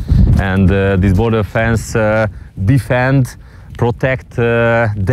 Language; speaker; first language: English; non-native, fluent; Hungarian